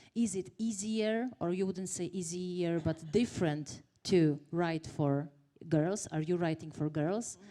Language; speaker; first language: English; non-native, fluent; Polish